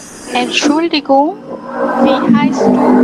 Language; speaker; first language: German; non-native, fluent; Indonesian